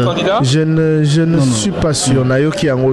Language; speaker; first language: French; non-native, local second language; Lingala